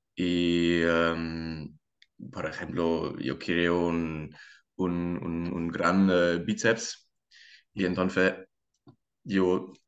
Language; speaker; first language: Spanish; non-native, learner; German